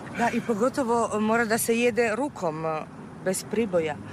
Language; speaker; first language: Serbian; non-native, fluent; Italian